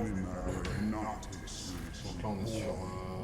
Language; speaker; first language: French; native; French